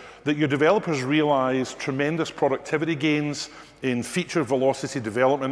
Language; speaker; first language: English; native; English